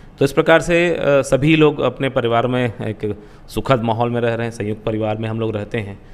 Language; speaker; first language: Hindi; native; Hindi